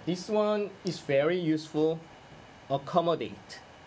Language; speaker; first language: English; non-native, fluent; Korean